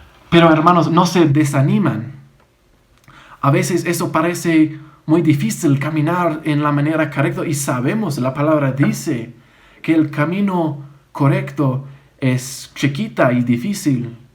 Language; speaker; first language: Spanish; non-native, fluent; English